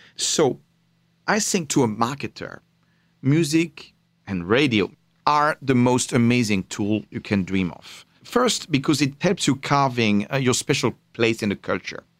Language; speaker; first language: English; non-native, fluent; French